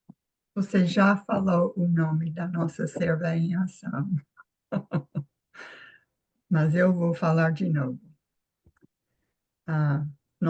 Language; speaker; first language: Portuguese; non-native, fluent; English